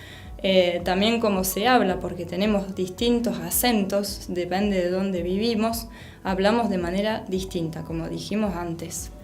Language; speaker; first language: Spanish; non-native, fluent; French